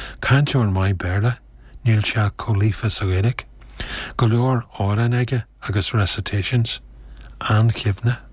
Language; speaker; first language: Irish; native; Irish